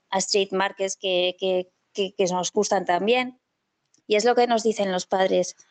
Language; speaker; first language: Spanish; native; Spanish